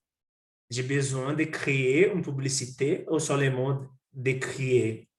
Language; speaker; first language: French; non-native, learner; Portuguese